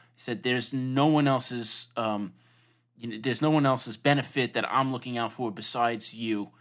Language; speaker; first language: English; native; English